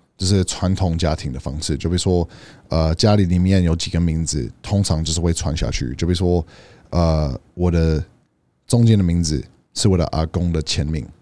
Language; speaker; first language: Chinese; non-native, fluent; English